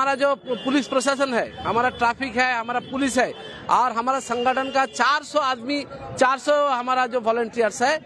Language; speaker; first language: Hindi; non-native, local second language; Bangla